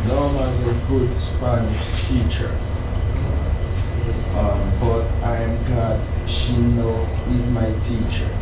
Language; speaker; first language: English; non-native, learner; Haitian Creole